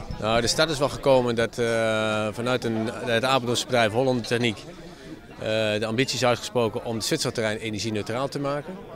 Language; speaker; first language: Dutch; native; Dutch